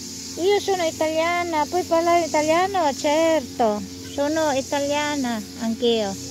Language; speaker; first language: Italian; non-native, fluent; Filipino